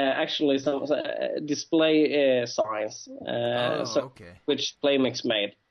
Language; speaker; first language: English; non-native, fluent; Swedish